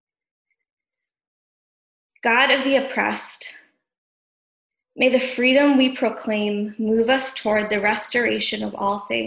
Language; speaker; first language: English; native; English